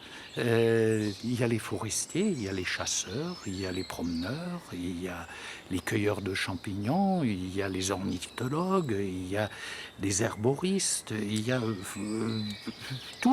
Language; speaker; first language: French; native; French